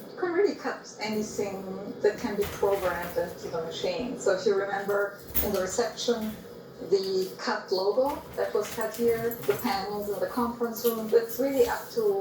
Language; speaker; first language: English; non-native, fluent; Italian